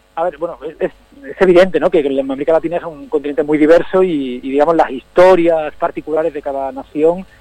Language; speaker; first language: Spanish; native; Spanish